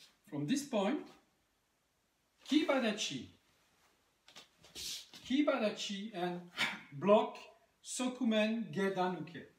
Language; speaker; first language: English; non-native, learner; French